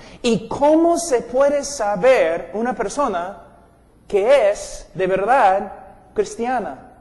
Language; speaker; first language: Spanish; non-native, fluent; English